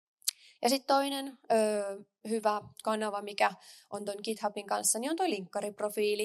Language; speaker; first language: Finnish; native; Finnish